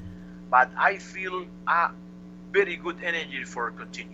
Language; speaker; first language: English; non-native, learner; Spanish